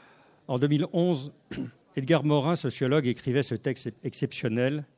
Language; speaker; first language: French; native; French